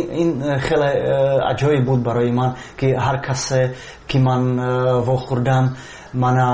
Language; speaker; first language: Persian; non-native, fluent; Slovak